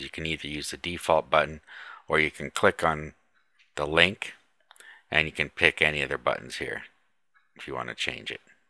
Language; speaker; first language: English; native; English